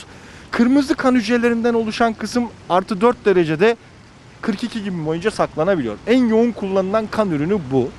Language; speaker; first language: Turkish; native; Turkish